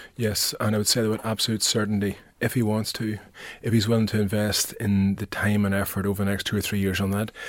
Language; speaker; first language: English; native; English